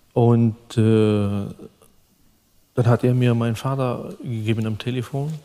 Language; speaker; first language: German; non-native, fluent; Arabic